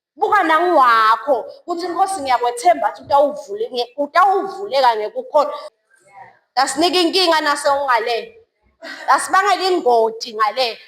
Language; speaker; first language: Zulu; non-native, local second language; Swati